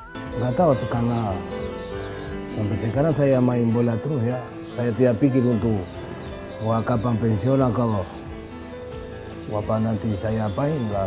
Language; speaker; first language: Indonesian; non-native, fluent; Spanish